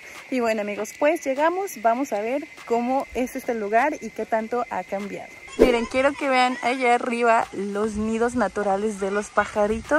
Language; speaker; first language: Spanish; native; Spanish